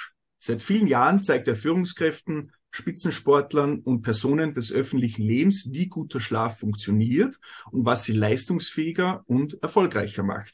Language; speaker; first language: German; native; German